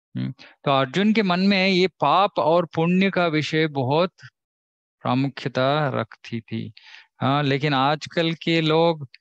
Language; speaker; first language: Hindi; non-native, local second language; Kannada